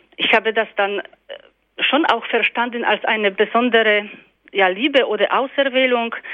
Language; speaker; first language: German; non-native, fluent; Polish